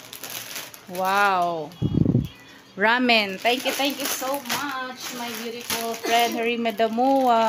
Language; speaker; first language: English; non-native, local second language; Filipino